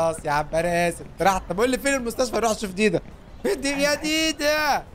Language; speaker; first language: Arabic; native; Arabic